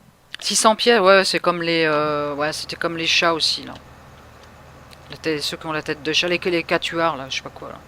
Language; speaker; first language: French; native; French